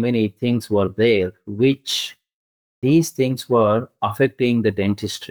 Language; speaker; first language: English; non-native, local second language; Kannada